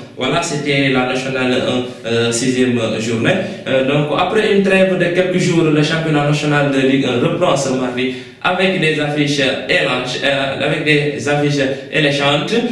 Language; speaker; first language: French; non-native, local second language; Wolof